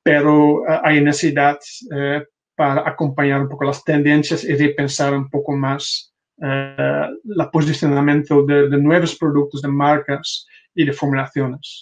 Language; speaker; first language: Spanish; non-native, fluent; Dutch